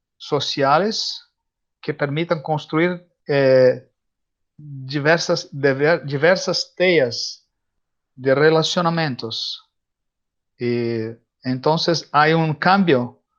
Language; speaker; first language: Spanish; non-native, learner; Portuguese